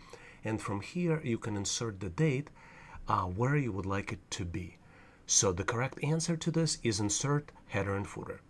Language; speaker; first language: English; non-native, fluent; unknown